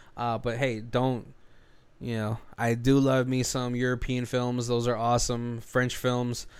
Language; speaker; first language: English; native; English